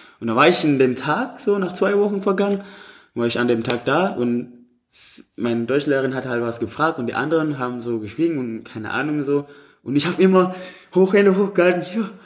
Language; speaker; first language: German; non-native, fluent; Indonesian